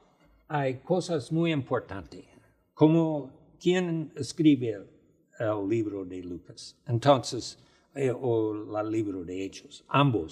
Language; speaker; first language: Spanish; non-native, fluent; English